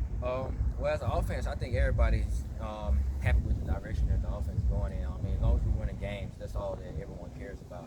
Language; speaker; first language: English; native; English